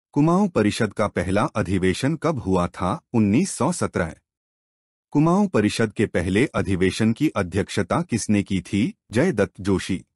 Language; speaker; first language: Hindi; native; Hindi